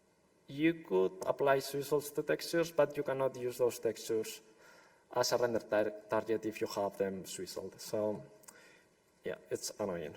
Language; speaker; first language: English; non-native, fluent; Spanish